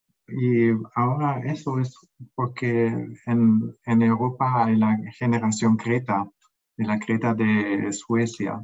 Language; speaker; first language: Spanish; non-native, fluent; German